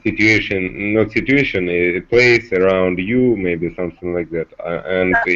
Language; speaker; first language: English; non-native, learner; Russian